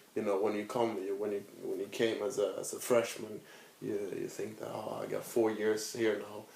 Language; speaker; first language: English; non-native, fluent; Swedish